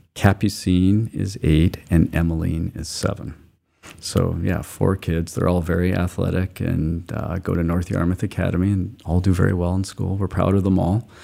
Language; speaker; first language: English; native; English